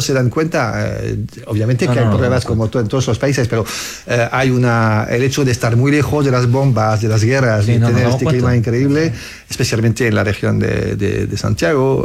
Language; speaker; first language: Spanish; non-native, fluent; French